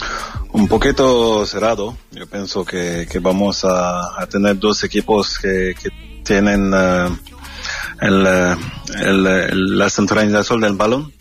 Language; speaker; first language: Spanish; non-native, learner; French